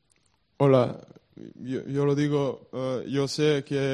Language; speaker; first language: Spanish; non-native, learner; Serbian